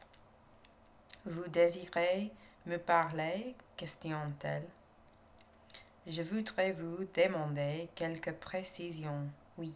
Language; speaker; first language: French; non-native, learner; English